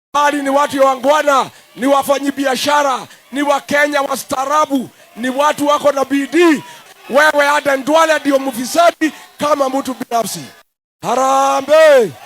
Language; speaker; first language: Swahili; non-native, local second language; Kikuyu